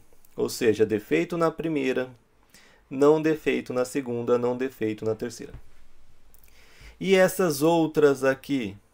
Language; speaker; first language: Portuguese; native; Portuguese